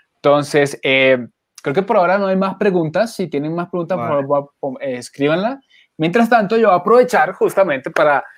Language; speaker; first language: Spanish; native; Spanish